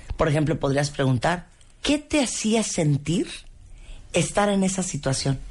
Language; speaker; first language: Spanish; native; Spanish